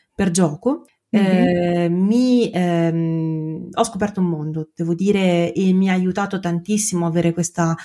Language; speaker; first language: Italian; native; Italian